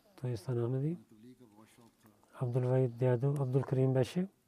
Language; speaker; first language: Bulgarian; non-native, learner; Urdu